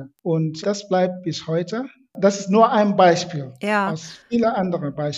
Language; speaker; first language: German; non-native, fluent; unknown